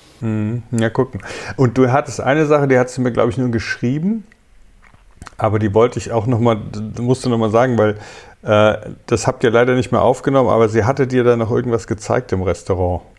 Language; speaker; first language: German; native; German